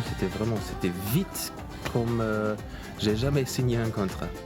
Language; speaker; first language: French; non-native, fluent; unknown